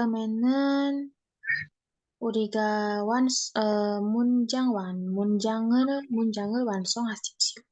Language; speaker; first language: Korean; non-native, fluent; Indonesian